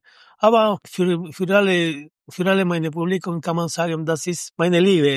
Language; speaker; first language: German; non-native, learner; Spanish